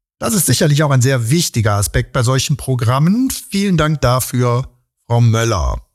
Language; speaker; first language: German; native; German